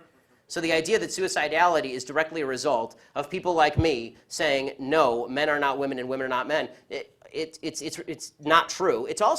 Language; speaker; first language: English; native; English